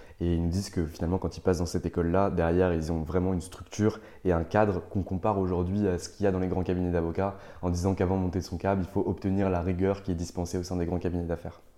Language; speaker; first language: French; native; French